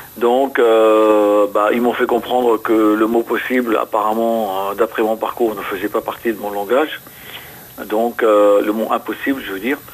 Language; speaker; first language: French; non-native, local second language; Arabic